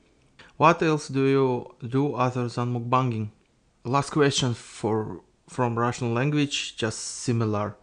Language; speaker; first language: English; non-native, learner; Russian